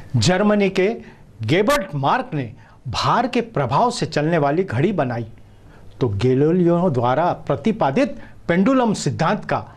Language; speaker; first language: Hindi; non-native, local second language; Marathi